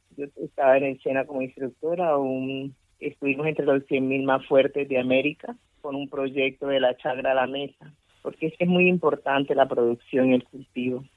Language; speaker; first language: Spanish; native; Spanish